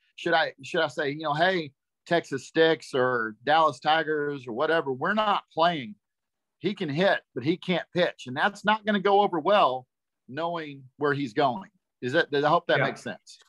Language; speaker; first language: English; native; English